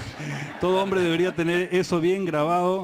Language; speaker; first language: Spanish; native; Spanish